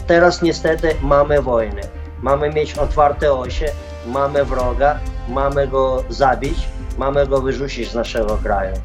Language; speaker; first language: Polish; non-native, fluent; Ukrainian